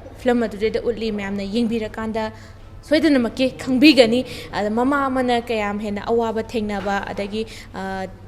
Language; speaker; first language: Manipuri; native; Manipuri